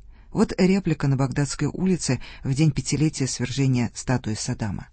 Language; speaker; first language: Russian; native; Russian